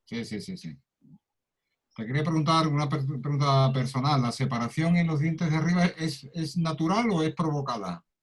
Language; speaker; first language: Spanish; native; Spanish